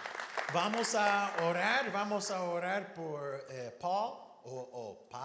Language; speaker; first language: Spanish; non-native, fluent; English